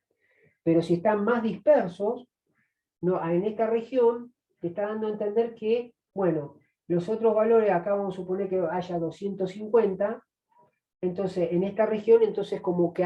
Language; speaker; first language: Spanish; native; Spanish